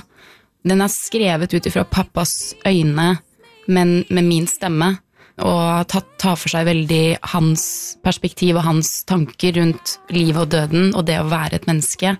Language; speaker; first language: Norwegian; early bilingual, other home language; Arabic